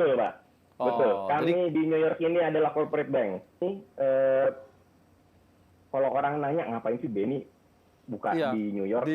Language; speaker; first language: Indonesian; native; Indonesian